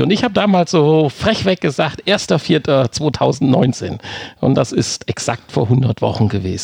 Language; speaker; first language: German; native; German